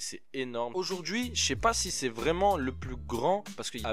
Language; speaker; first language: French; native; French